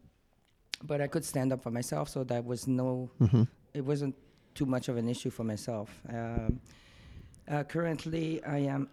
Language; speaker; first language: English; non-native, fluent; French